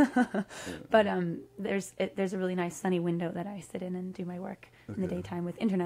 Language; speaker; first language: English; native; English